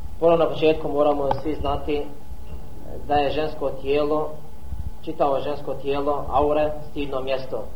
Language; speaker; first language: Bosnian; non-native, fluent; Arabic